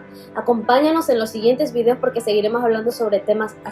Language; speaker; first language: Spanish; native; Spanish